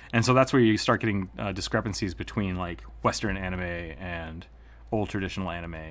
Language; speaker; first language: English; native; English